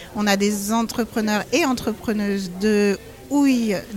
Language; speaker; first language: French; non-native, fluent; Spanish